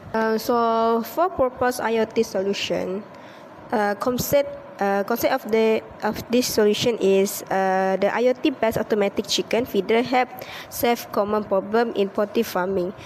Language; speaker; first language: English; non-native, local second language; Malay